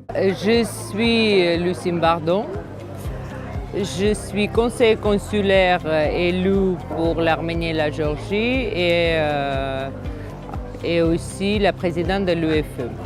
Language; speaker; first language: French; non-native, fluent; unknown